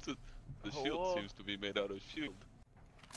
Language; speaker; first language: English; native; English